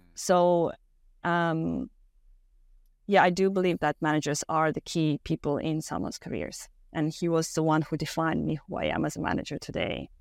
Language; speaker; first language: English; non-native, fluent; Romanian